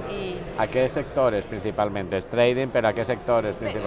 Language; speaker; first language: Spanish; native; Spanish